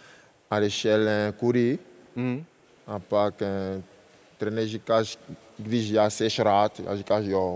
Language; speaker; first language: Czech; non-native, learner; French